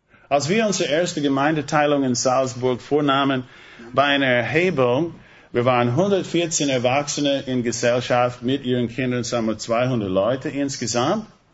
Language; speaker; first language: German; non-native, fluent; English